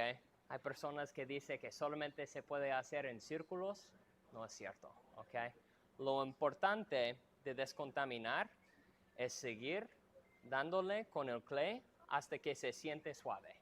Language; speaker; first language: Spanish; non-native, fluent; English